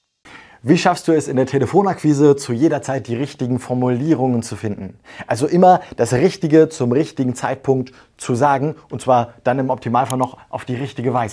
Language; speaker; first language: German; native; German